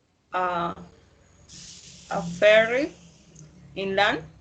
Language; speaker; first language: English; non-native, learner; Spanish